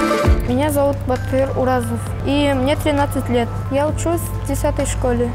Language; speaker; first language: Russian; non-native, local second language; Uzbek